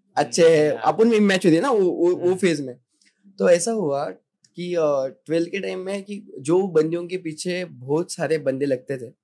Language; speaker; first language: Hindi; non-native, local second language; Marathi